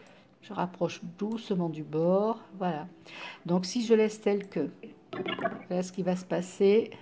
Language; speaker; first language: French; native; French